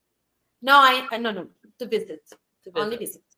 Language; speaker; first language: English; non-native, learner; Spanish